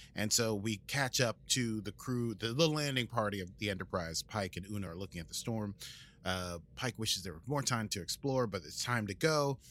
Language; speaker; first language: English; native; English